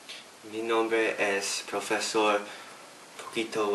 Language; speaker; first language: Spanish; non-native, learner; English